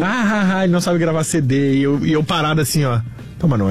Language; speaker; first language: Portuguese; native; Portuguese